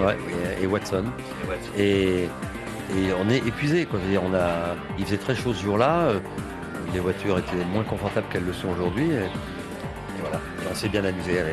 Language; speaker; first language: French; native; French